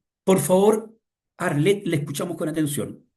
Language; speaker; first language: Spanish; native; Spanish